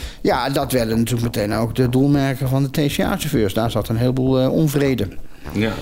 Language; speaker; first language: Dutch; native; Dutch